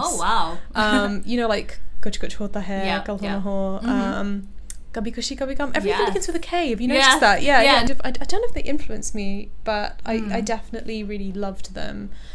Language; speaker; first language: English; native; English